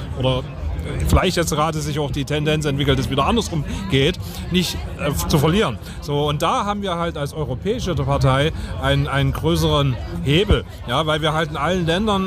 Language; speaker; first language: German; native; German